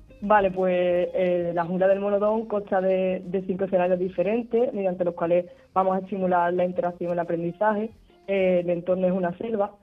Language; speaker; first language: Spanish; native; Spanish